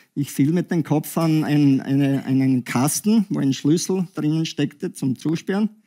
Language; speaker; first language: German; native; German